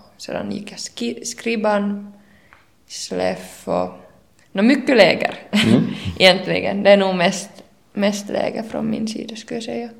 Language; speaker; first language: Swedish; native; Swedish